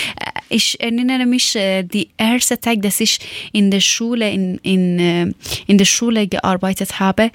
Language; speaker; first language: German; non-native, fluent; Persian